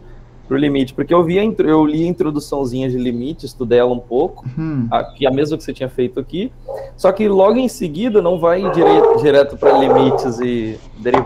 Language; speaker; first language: Portuguese; native; Portuguese